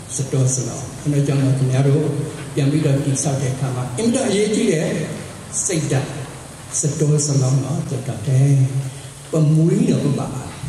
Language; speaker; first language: Burmese; non-native, local second language; S'gaw Karen